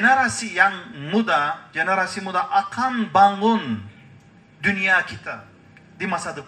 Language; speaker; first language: Indonesian; non-native, learner; Turkish